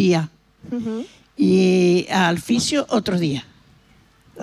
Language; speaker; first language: Spanish; native; Spanish